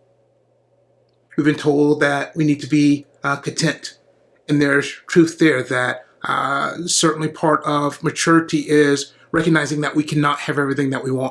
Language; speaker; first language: English; native; English